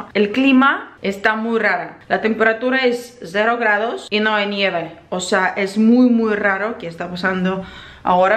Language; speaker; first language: Spanish; non-native, learner; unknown